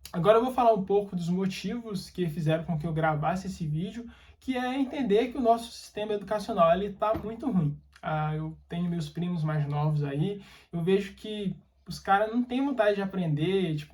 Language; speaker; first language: Portuguese; native; Portuguese